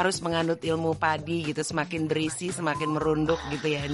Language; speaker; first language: Indonesian; native; Indonesian